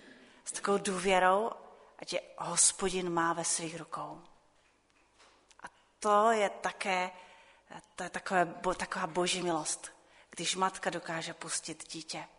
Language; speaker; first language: Czech; non-native, local second language; Polish